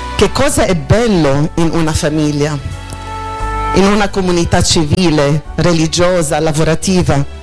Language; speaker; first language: Italian; non-native, fluent; Arabic